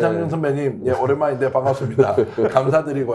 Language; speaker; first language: Korean; native; Korean